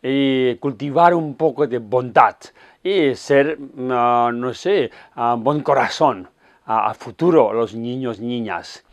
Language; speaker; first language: Spanish; non-native, fluent; Tibetan